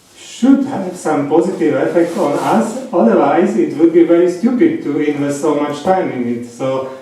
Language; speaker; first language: English; non-native, fluent; Slovak